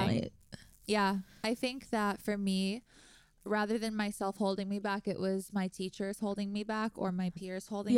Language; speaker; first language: English; native; English